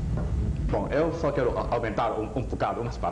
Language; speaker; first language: Portuguese; non-native, fluent; Chinese